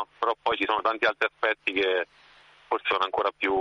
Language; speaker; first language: Italian; native; Italian